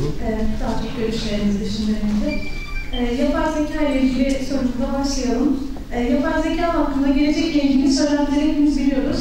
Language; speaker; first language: Turkish; native; Turkish